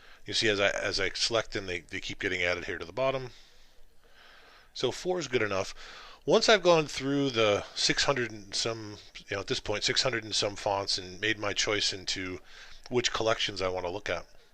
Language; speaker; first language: English; native; English